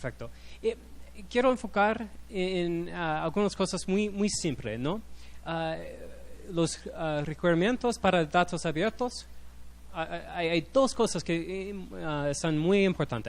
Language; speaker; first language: Spanish; non-native, learner; English